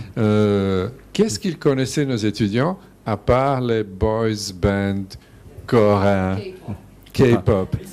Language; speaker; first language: French; non-native, fluent; Serbian